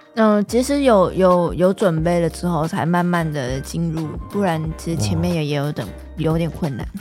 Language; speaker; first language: Chinese; non-native, fluent; Vietnamese